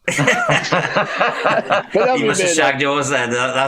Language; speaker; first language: English; native; English